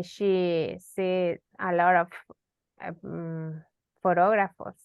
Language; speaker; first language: English; non-native, learner; Spanish